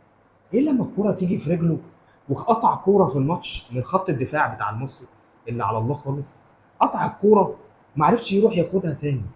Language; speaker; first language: Arabic; native; Arabic